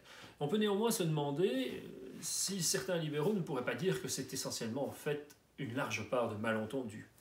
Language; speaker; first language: French; native; French